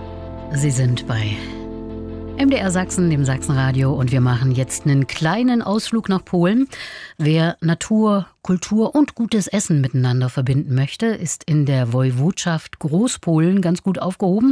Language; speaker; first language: German; native; German